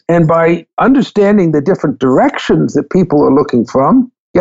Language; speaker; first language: English; native; English